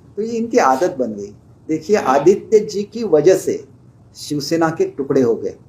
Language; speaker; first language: Hindi; non-native, local second language; Marathi